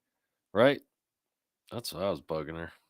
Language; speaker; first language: English; native; English